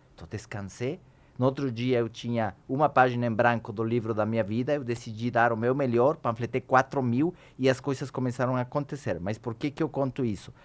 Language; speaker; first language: Portuguese; non-native, fluent; Spanish